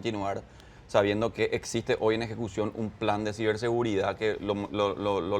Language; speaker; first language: Spanish; native; Spanish